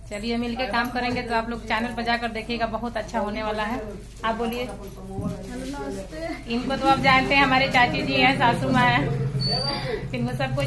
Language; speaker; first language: Hindi; non-native, local second language; Bhojpuri